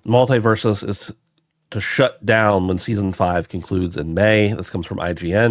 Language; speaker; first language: English; native; English